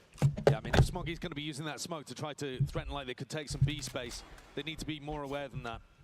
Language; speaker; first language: English; native; English